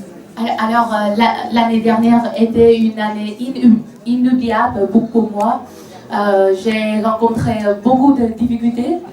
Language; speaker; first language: French; non-native, fluent; Vietnamese